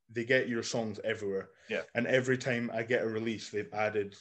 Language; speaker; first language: English; native; English